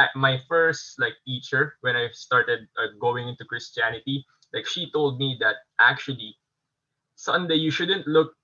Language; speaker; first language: English; non-native, local second language; Filipino